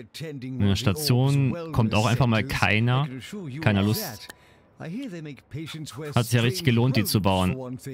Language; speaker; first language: German; native; German